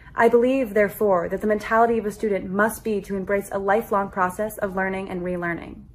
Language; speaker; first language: English; native; English